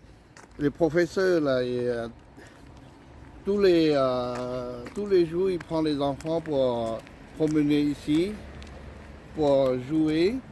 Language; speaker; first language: French; non-native, learner; Hmong